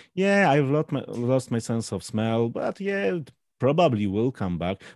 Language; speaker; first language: English; non-native, fluent; Polish